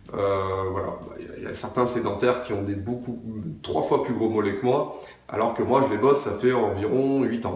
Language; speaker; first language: French; native; French